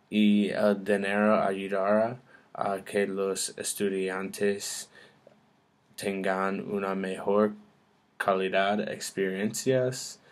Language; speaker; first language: Spanish; non-native, learner; English